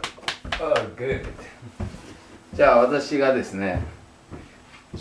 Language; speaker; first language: Japanese; native; Japanese